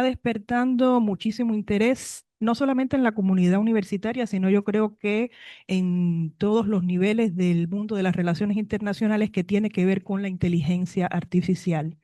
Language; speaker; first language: Spanish; native; Spanish